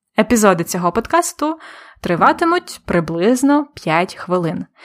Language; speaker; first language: Ukrainian; native; Ukrainian